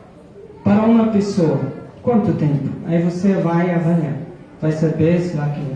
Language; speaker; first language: Portuguese; non-native, fluent; Arabic